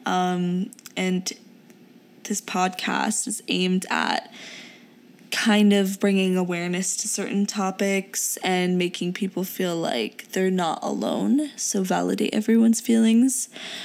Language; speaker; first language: English; early bilingual, other home language; Urdu